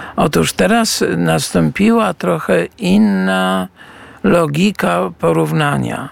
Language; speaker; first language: Polish; native; Polish